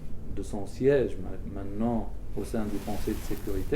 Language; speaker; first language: French; non-native, local second language; Arabic